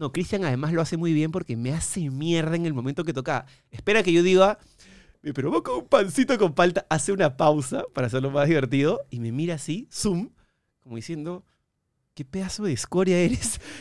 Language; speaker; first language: Spanish; native; Spanish